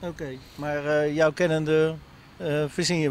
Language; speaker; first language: Dutch; native; Dutch